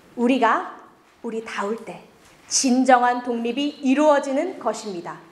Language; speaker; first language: Korean; early bilingual, other home language; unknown